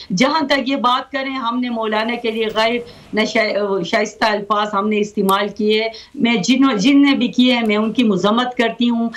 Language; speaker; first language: Urdu; non-native, local second language; Khowar